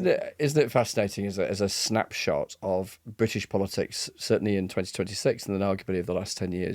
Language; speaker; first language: English; native; English